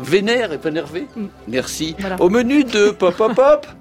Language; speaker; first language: French; native; French